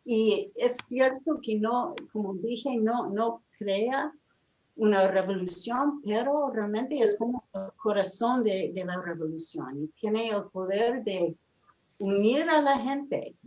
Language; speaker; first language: Spanish; non-native, fluent; English